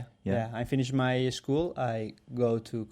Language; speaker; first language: English; non-native, learner; Spanish